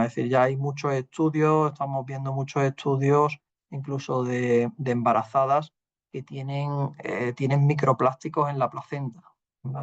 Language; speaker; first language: Spanish; native; Spanish